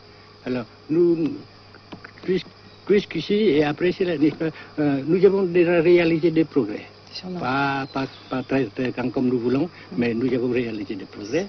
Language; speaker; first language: French; non-native, local second language; Vietnamese